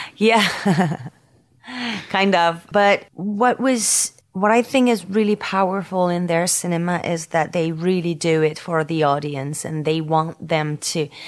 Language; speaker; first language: English; non-native, fluent; French